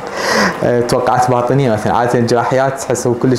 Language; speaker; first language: Arabic; native; Arabic